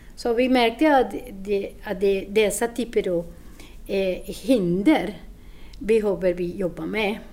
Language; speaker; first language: Swedish; non-native, fluent; Spanish